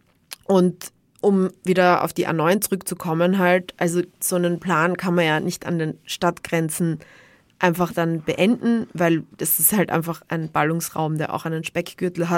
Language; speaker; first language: German; native; German